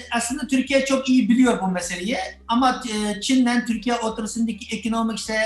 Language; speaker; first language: Turkish; non-native, fluent; Chinese